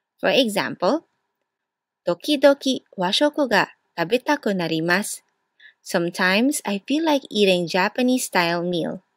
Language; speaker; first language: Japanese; non-native, fluent; Burmese